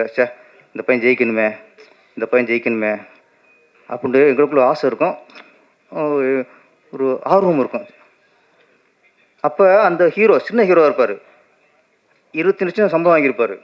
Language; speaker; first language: Tamil; native; Tamil